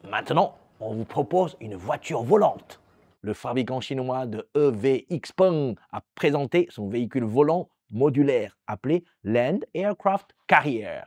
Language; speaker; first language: French; native; French